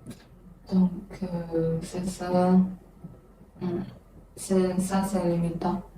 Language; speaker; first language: French; non-native, learner; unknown